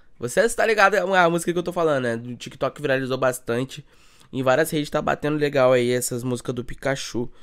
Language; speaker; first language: Portuguese; native; Portuguese